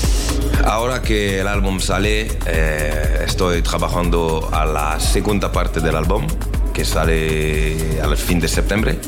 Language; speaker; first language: Spanish; non-native, learner; French